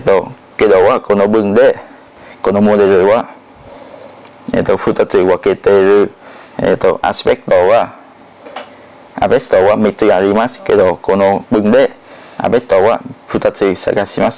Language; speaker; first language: Japanese; non-native, learner; Thai